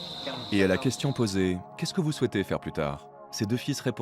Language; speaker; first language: French; native; French